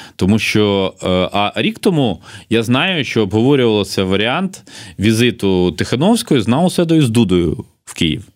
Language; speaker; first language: Ukrainian; native; Ukrainian